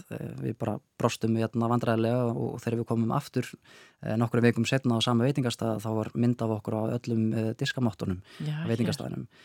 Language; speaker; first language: Icelandic; native; Icelandic